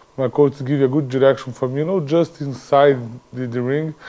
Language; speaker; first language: English; non-native, learner; Portuguese